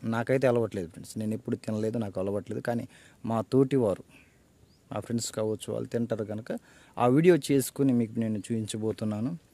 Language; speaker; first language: Telugu; non-native, local second language; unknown